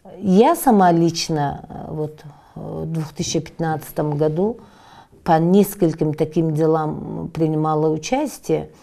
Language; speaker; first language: Russian; non-native, local second language; Tajik